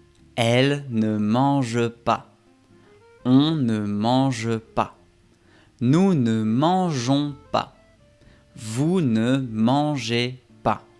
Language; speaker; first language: French; non-native, fluent; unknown